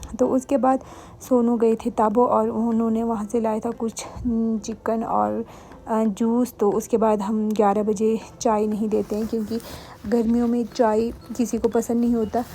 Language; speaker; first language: Hindi; non-native, local second language; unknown